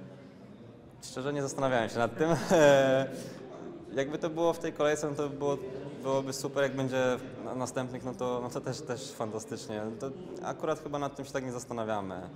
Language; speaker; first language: Polish; native; Polish